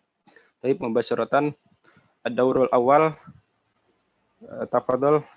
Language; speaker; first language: Arabic; non-native, learner; Indonesian